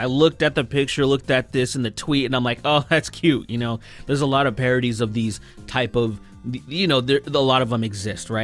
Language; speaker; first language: English; native; English